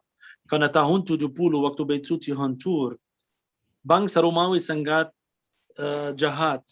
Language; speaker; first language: Indonesian; non-native, fluent; Arabic